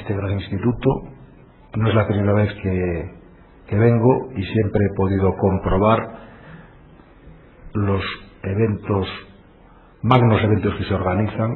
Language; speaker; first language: Spanish; native; Spanish